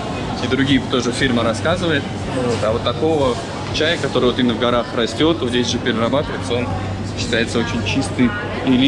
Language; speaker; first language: Russian; native; Russian